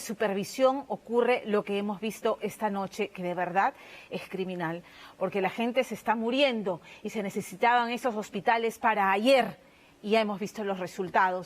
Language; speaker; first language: Spanish; native; Spanish